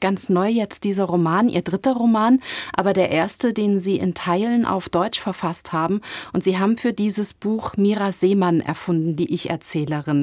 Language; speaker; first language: German; native; German